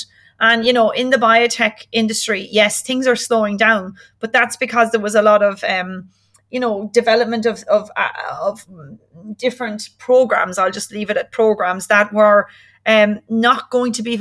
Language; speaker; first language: English; native; English